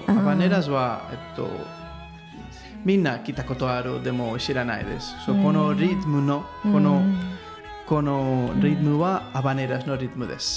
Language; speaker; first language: Japanese; non-native, learner; Catalan